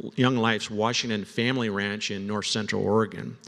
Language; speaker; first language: English; native; English